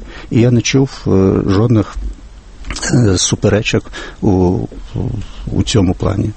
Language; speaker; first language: Ukrainian; non-native, fluent; Lithuanian